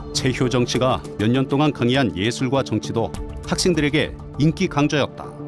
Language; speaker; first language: Korean; native; Korean